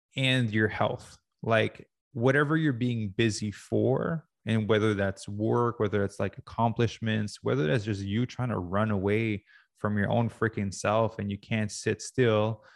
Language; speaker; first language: English; native; English